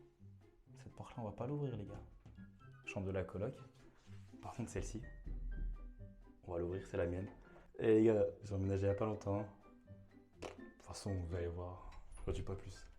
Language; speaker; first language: French; native; French